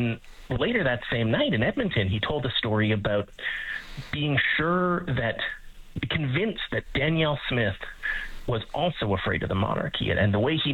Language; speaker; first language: English; native; English